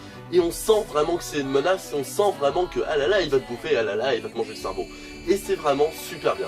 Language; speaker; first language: French; native; French